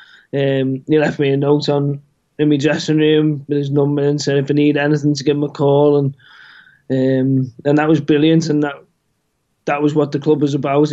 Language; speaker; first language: English; native; English